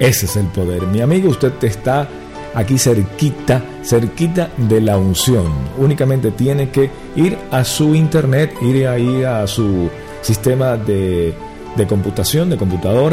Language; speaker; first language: Spanish; native; Spanish